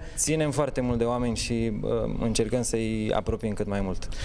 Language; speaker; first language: Romanian; native; Romanian